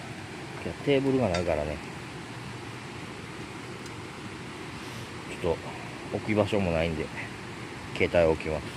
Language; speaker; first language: Japanese; native; Japanese